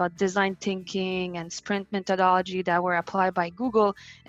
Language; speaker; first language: English; non-native, fluent; French